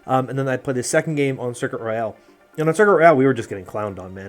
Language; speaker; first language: English; native; English